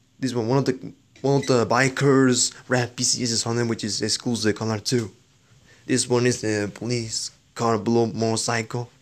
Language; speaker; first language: English; non-native, learner; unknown